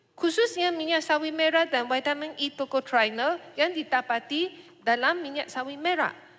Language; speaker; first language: Malay; non-native, local second language; Chinese